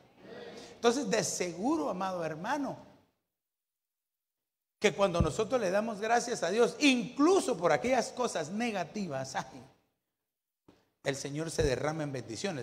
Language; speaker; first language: Spanish; native; Spanish